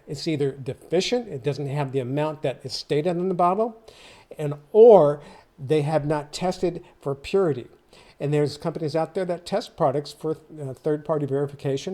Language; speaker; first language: English; native; English